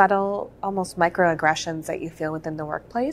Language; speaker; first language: English; native; English